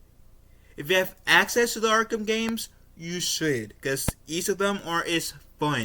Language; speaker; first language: English; native; English